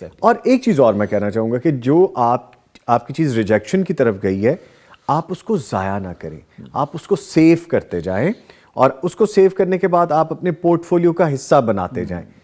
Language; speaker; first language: Urdu; native; Urdu